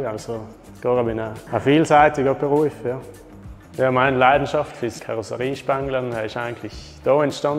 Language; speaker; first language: German; native; German